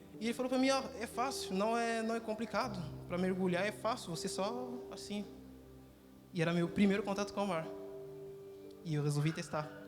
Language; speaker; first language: Portuguese; non-native, fluent; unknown